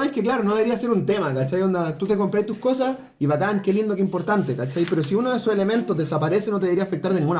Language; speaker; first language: Spanish; native; Spanish